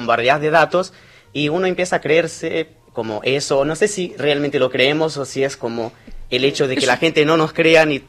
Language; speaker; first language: Spanish; non-native, fluent; Portuguese